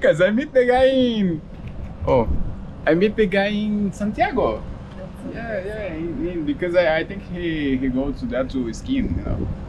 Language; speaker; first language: English; non-native, learner; Portuguese